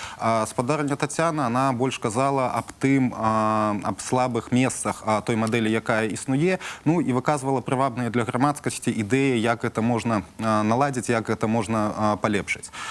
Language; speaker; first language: Belarusian; non-native, local second language; Russian